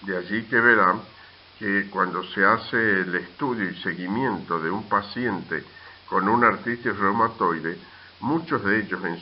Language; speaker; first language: Spanish; native; Spanish